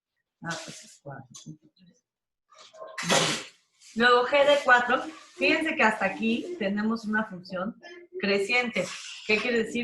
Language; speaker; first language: Spanish; native; Spanish